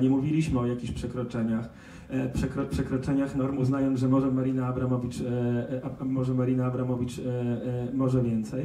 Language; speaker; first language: Polish; native; Polish